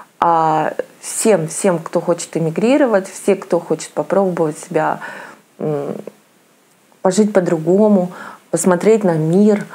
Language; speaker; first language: Russian; native; Russian